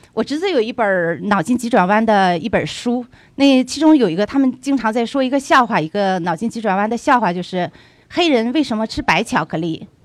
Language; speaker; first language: Chinese; native; Chinese